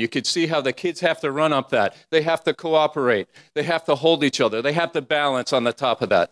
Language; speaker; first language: English; native; English